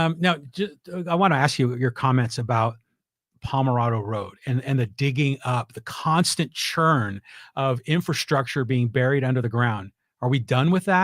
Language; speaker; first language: English; native; English